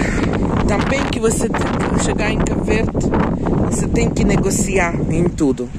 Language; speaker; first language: Portuguese; non-native, fluent; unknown